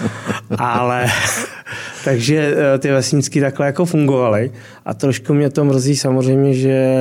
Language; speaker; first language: Czech; native; Czech